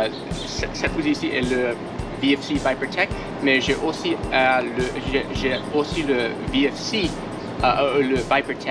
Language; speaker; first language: French; non-native, learner; English